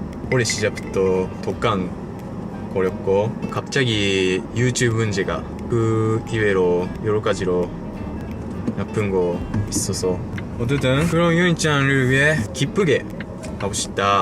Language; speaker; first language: Korean; non-native, learner; Japanese